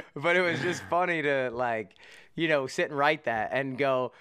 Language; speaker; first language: English; native; English